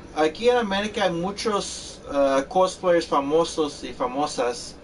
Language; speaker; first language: Spanish; early bilingual, heritage; Spanish